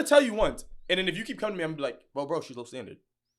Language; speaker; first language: English; native; English